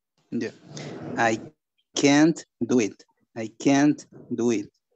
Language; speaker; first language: English; non-native, learner; Spanish